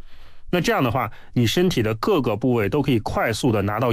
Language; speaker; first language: Chinese; native; Chinese